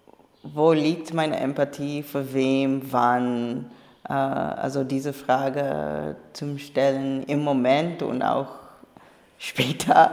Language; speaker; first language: German; non-native, learner; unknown